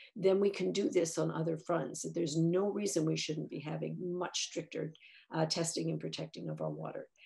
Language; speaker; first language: English; native; English